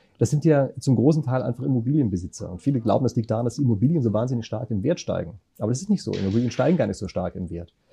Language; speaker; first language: German; native; German